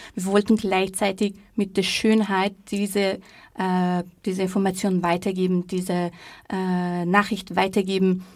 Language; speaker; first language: German; non-native, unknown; Persian